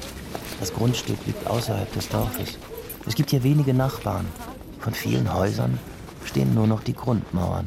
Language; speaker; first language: German; native; German